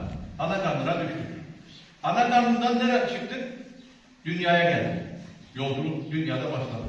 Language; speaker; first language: Turkish; native; Turkish